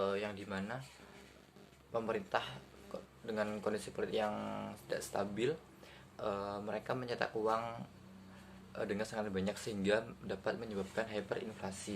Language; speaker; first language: Indonesian; native; Indonesian